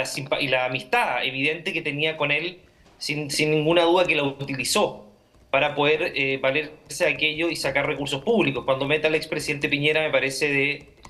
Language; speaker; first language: Spanish; native; Spanish